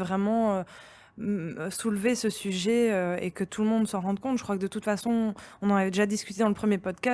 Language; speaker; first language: French; native; French